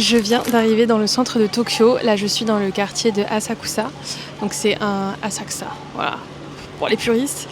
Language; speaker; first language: French; native; French